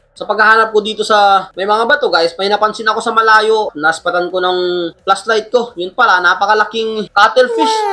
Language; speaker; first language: Filipino; non-native, local second language; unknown